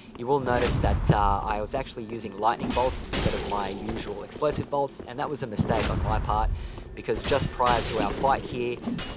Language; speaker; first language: English; native; English